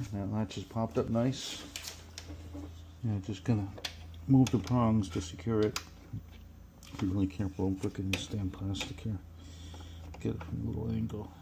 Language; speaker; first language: English; native; English